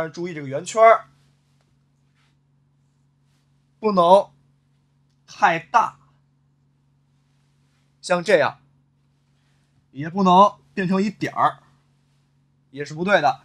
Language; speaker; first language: Chinese; native; Chinese